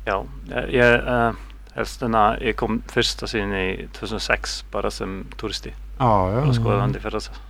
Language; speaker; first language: Icelandic; non-native, learner; Polish